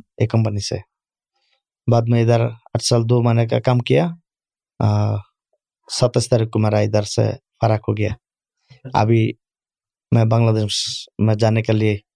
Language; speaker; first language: Urdu; non-native, learner; Bangla